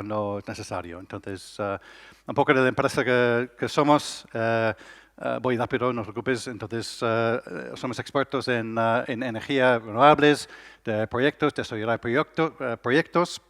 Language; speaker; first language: Spanish; non-native, learner; English